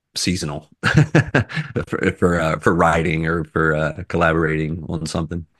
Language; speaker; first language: English; native; English